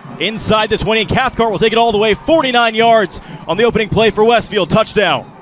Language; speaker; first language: English; native; English